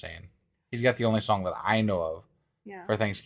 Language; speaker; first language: English; native; English